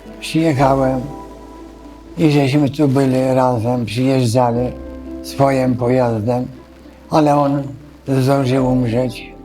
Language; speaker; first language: Polish; native; Polish